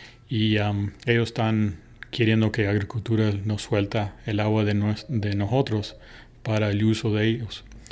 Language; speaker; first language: Spanish; early bilingual, other home language; English